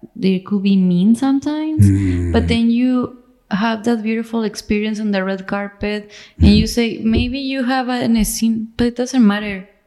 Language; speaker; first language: English; non-native, fluent; Spanish